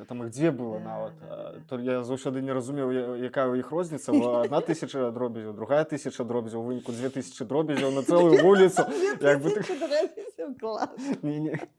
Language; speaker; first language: Belarusian; native; Belarusian